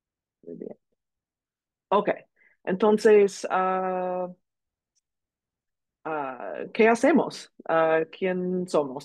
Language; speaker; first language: Spanish; non-native, learner; English